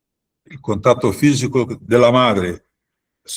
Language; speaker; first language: Spanish; non-native, fluent; Portuguese